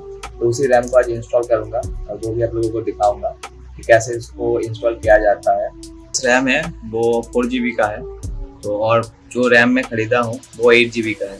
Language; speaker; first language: Hindi; non-native, local second language; Bangla